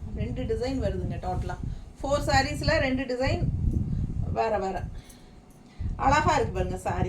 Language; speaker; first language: Tamil; native; Tamil